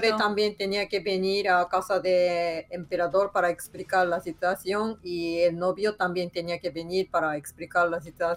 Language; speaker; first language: Spanish; non-native, fluent; Japanese